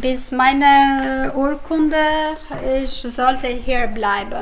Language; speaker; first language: German; non-native, learner; Albanian